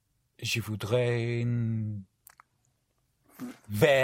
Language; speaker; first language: French; non-native, learner; English